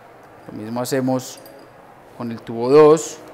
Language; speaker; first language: Spanish; native; Spanish